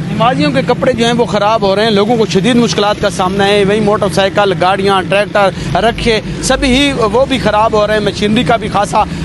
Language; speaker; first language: Urdu; non-native, local second language; Saraiki